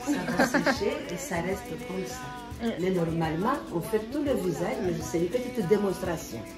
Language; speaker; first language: French; non-native, local second language; Comorian